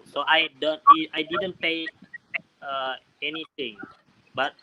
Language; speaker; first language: English; non-native, learner; Indonesian